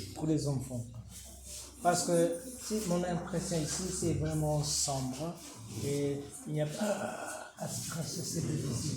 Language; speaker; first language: French; non-native, fluent; Japanese